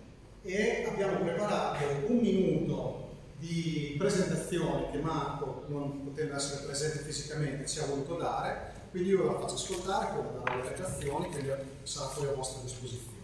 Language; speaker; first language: Italian; native; Italian